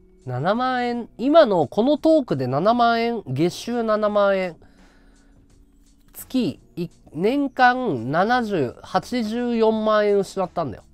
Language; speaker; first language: Japanese; native; Japanese